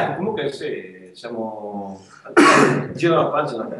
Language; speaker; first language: Italian; native; Italian